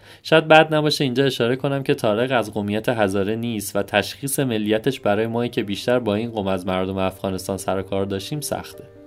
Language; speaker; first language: Persian; native; Persian